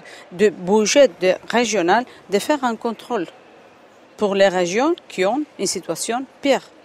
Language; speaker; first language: French; non-native, fluent; Spanish